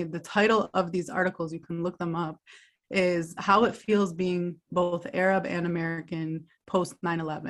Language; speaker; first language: English; native; English